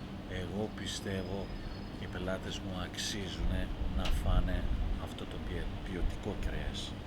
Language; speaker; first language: Greek; non-native, learner; Persian